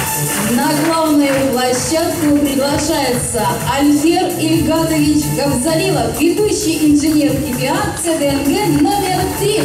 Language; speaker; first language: Russian; native; Russian